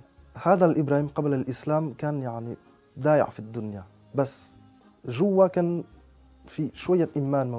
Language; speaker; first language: Arabic; non-native, fluent; French